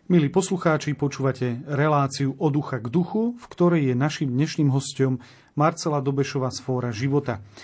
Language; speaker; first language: Slovak; native; Slovak